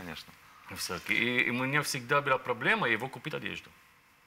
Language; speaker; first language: Russian; non-native, learner; Arabic